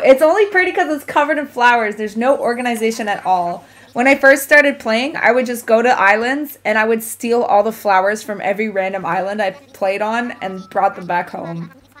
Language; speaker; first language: English; native; English